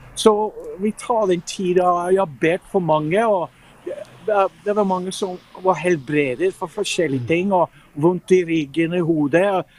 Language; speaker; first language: Norwegian; non-native, fluent; English